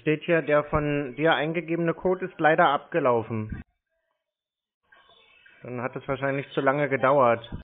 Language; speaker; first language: German; native; German